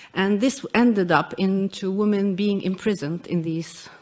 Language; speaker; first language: English; non-native, fluent; Arabic